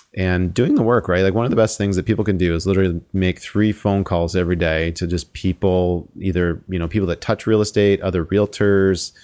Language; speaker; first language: English; native; English